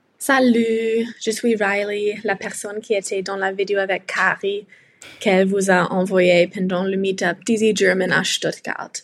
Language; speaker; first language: French; non-native, learner; English